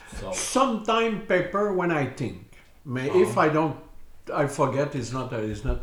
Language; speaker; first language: English; non-native, learner; French